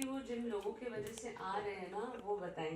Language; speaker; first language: Hindi; native; Hindi